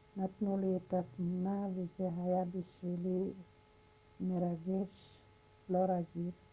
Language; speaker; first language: Hebrew; non-native, fluent; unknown